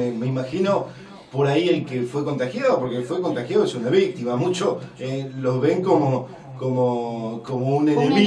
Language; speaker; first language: Spanish; native; Spanish